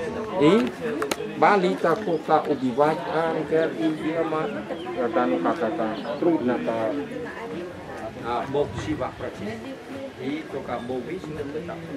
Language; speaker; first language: Russian; non-native, learner; Khmer